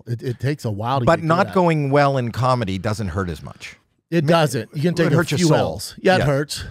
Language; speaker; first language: English; native; English